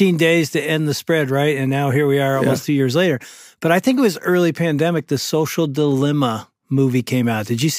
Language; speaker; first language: English; native; English